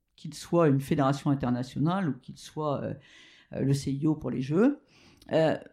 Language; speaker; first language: French; native; French